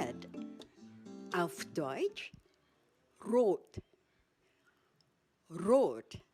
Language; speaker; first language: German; non-native, fluent; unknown